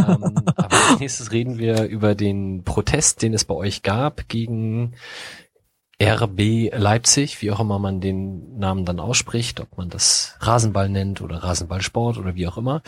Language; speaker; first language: German; native; German